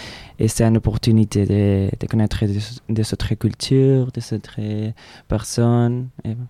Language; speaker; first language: French; non-native, learner; Spanish